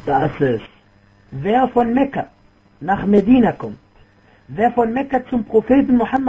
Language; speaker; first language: German; non-native, fluent; Arabic